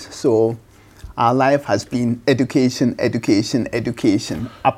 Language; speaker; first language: English; non-native, local second language; Akan